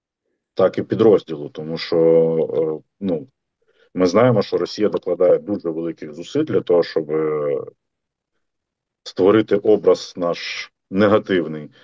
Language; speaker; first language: Ukrainian; native; Ukrainian